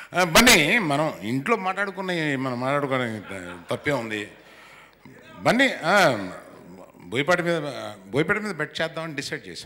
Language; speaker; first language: Telugu; native; Telugu